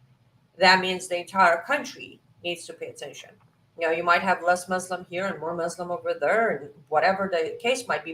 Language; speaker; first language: English; non-native, fluent; Persian